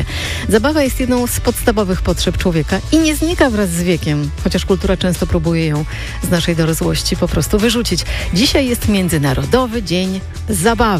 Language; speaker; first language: Polish; native; Polish